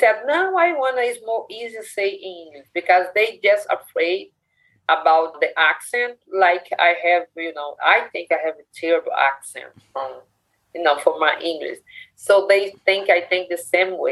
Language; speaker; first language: English; non-native, learner; Portuguese